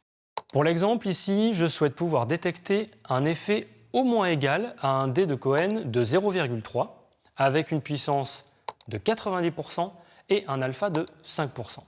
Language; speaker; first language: French; native; French